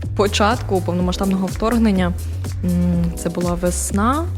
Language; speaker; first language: Ukrainian; native; Ukrainian